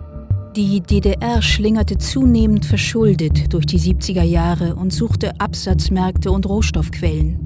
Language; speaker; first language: German; native; German